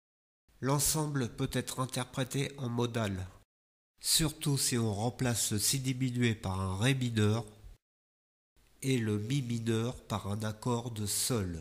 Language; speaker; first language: French; native; French